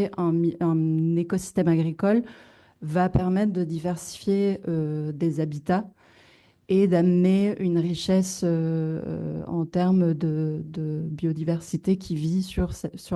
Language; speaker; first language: French; native; French